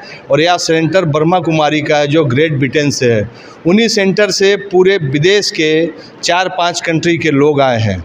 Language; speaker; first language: Hindi; native; Hindi